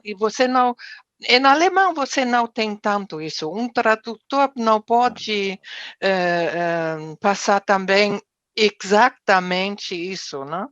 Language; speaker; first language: Portuguese; non-native, fluent; German